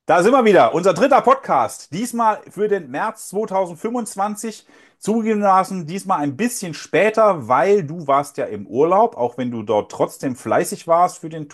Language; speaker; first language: German; native; German